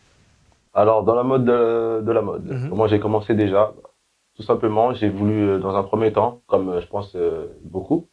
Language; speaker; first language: French; native; French